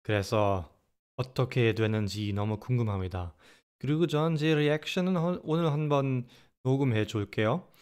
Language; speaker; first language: Korean; non-native, fluent; German